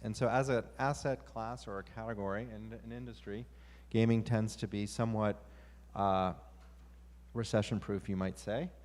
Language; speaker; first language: English; native; English